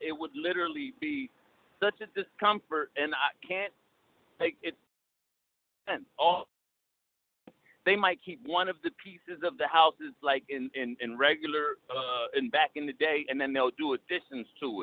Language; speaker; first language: English; native; English